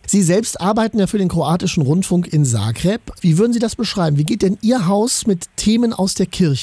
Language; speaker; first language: German; native; German